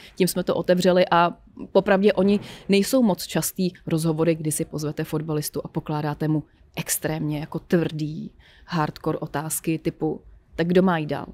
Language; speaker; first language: Czech; native; Czech